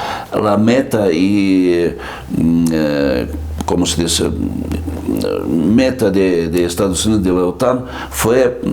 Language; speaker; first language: Spanish; non-native, fluent; Russian